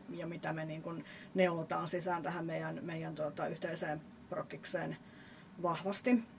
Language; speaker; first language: Finnish; native; Finnish